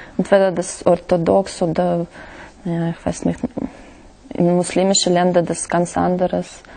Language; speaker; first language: German; non-native, learner; Russian